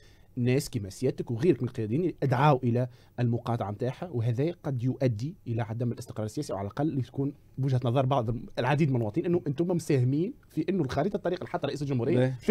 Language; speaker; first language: Arabic; native; Arabic